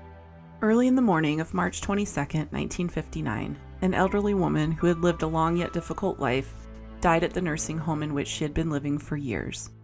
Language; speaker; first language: English; native; English